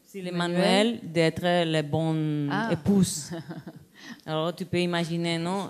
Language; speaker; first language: French; non-native, learner; Spanish